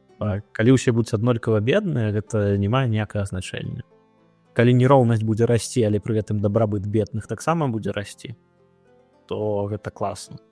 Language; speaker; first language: Belarusian; non-native, local second language; Russian